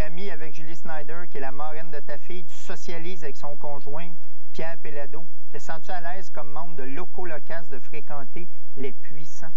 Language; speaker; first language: French; native; French